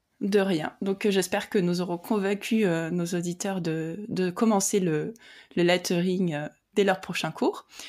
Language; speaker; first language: French; native; French